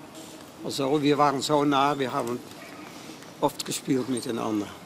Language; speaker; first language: German; non-native, fluent; Dutch